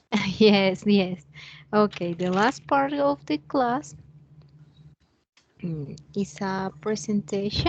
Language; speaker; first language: English; non-native, fluent; Spanish